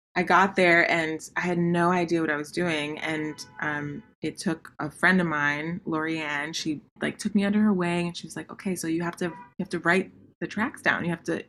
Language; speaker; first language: English; native; English